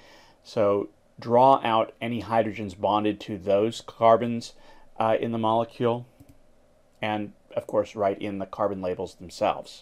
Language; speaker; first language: English; native; English